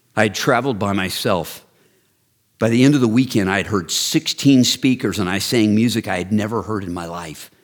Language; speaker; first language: English; native; English